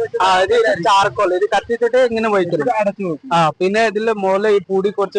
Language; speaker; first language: Malayalam; non-native, learner; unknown